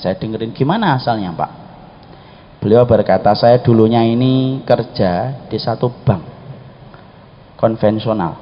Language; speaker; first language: Indonesian; native; Indonesian